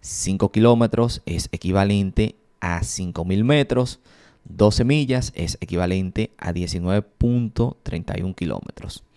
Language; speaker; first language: Spanish; native; Spanish